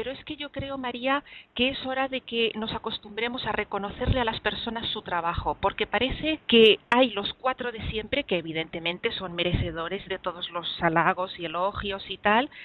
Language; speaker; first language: Spanish; native; Spanish